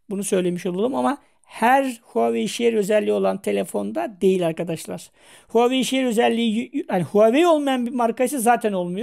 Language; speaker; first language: Turkish; native; Turkish